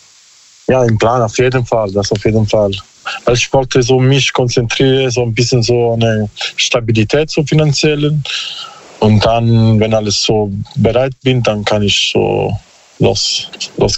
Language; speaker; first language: German; non-native, learner; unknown